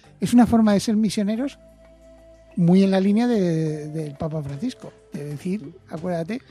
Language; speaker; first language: Spanish; native; Spanish